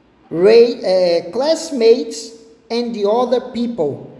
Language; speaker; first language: English; non-native, fluent; Portuguese